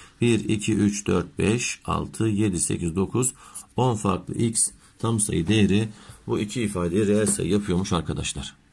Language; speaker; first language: Turkish; native; Turkish